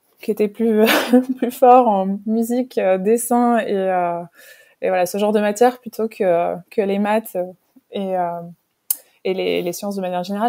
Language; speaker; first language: French; native; French